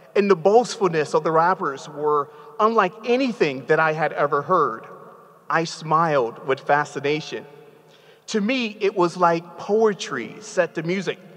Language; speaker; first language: English; native; English